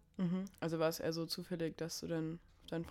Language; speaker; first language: German; native; German